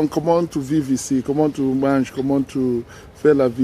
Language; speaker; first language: French; non-native, learner; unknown